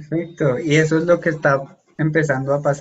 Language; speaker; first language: Spanish; native; Spanish